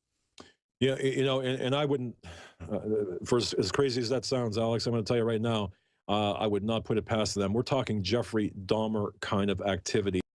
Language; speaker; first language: English; native; English